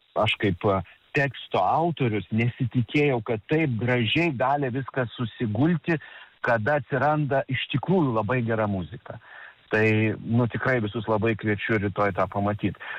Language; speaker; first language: Lithuanian; native; Lithuanian